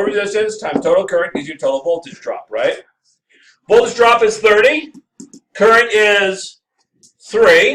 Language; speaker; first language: English; native; English